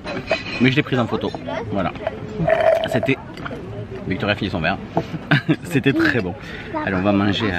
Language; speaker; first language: French; native; French